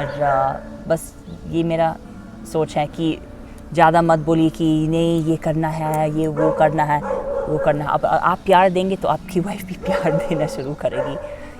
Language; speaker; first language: Hindi; non-native, fluent; English